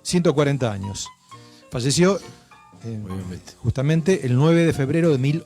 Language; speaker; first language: Spanish; native; Spanish